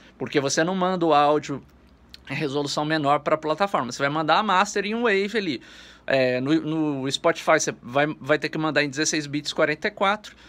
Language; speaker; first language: Portuguese; native; Portuguese